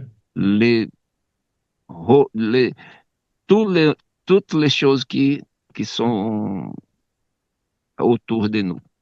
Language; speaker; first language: French; non-native, fluent; Portuguese